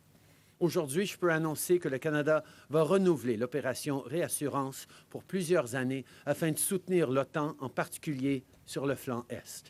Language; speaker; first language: French; native; French